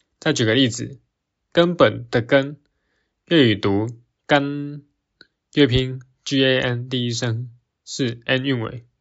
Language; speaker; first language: Chinese; native; Chinese